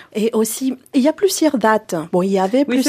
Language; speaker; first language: French; non-native, fluent; Spanish